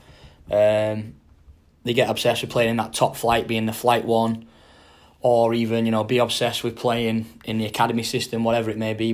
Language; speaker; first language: English; native; English